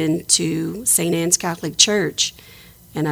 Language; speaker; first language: English; native; English